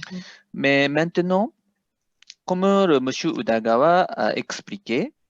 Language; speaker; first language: French; non-native, fluent; Japanese